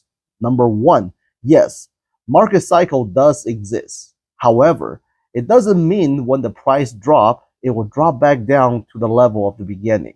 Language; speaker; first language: English; non-native, fluent; Chinese